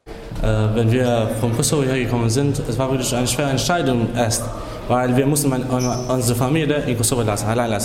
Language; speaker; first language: German; non-native, learner; Albanian